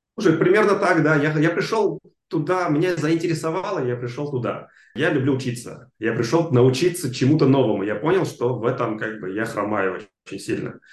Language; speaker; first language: Russian; non-native, local second language; Armenian